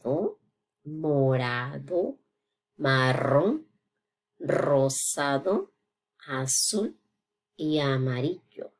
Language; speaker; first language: Spanish; non-native, fluent; English